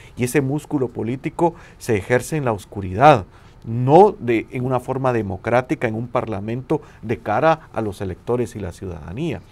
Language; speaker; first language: Spanish; native; Spanish